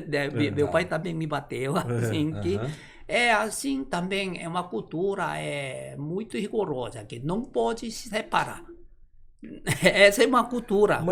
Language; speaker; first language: Portuguese; non-native, learner; Korean